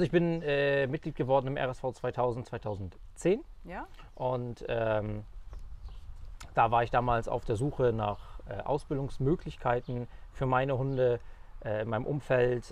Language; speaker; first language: German; native; German